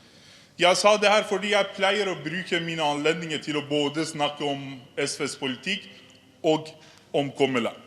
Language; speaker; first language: Norwegian; non-native, fluent; Persian